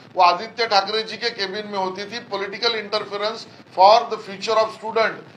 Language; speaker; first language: Hindi; non-native, local second language; Marathi